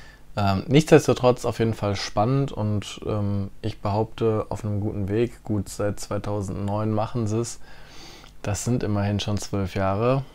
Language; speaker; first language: German; native; German